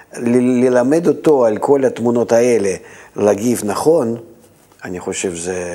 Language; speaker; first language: Hebrew; non-native, fluent; Russian